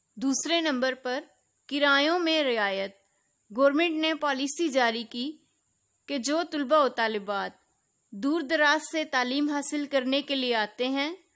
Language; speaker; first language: Urdu; native; Urdu